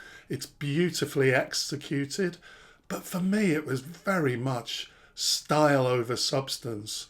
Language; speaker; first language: English; native; English